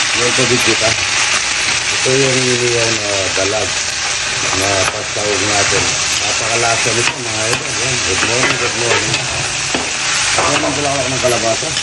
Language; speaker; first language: Filipino; non-native, local second language; Pampanga